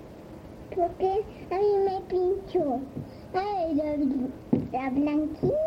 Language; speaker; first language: Spanish; early bilingual, heritage; Spanish